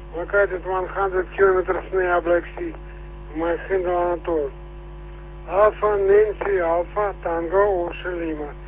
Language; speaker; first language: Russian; native; Russian